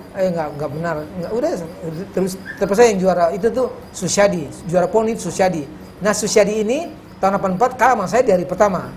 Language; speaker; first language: Indonesian; native; Indonesian